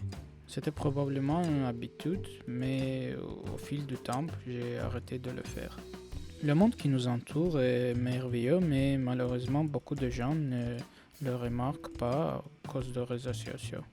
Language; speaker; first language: French; non-native, learner; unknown